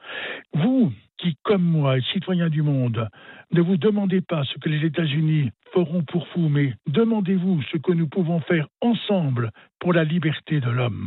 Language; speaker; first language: French; native; French